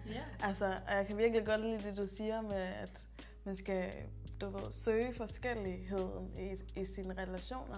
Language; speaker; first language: Danish; native; Danish